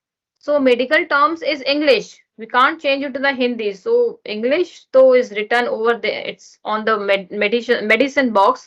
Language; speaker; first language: English; non-native, learner; Hindi